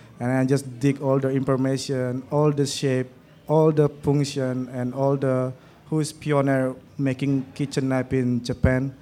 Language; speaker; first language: English; non-native, learner; Indonesian